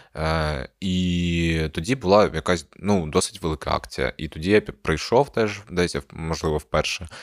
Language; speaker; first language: Ukrainian; non-native, local second language; Russian